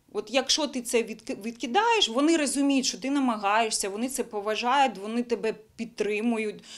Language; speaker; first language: Ukrainian; non-native, local second language; Bulgarian